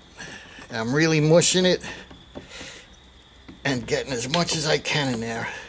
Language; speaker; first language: English; native; English